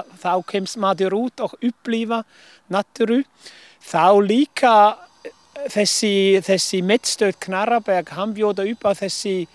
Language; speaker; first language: Icelandic; non-native, learner; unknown